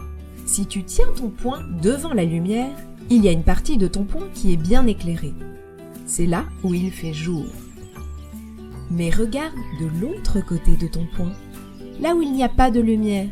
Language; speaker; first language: French; native; French